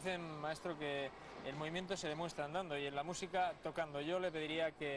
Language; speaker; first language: Spanish; native; Spanish